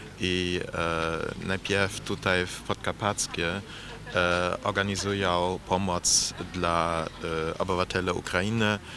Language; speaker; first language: Polish; non-native, learner; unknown